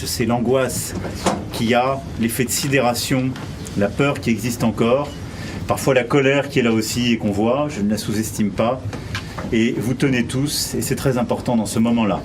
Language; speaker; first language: French; native; French